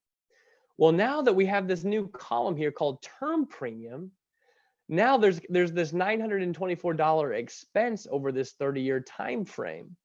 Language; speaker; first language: English; native; English